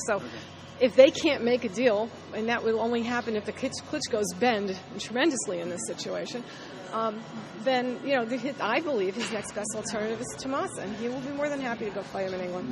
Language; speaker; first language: English; native; English